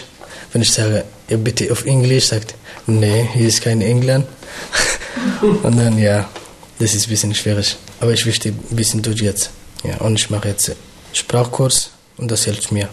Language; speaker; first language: German; non-native, learner; Somali